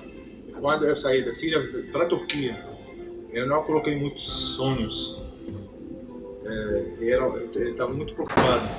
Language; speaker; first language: Portuguese; non-native, fluent; Arabic